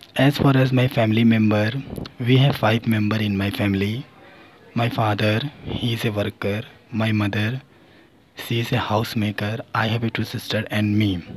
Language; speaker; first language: English; non-native, local second language; Hindi